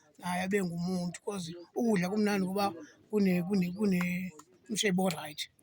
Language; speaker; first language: Zulu; non-native, local second language; Xhosa